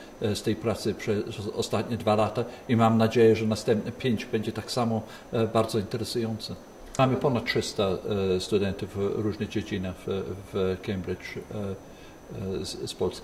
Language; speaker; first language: Polish; early bilingual, heritage; Polish